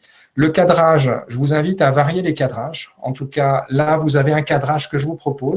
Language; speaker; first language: French; native; French